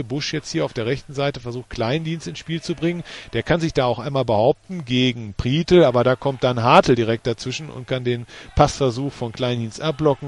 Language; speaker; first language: German; native; German